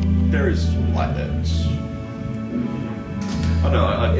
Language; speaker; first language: English; native; English